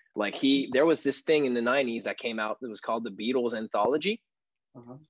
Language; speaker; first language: English; non-native, fluent; French